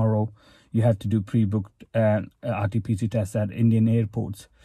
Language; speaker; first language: English; non-native, local second language; Punjabi